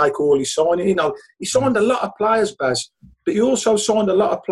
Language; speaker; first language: English; native; English